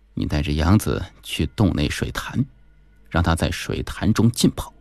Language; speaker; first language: Chinese; native; Chinese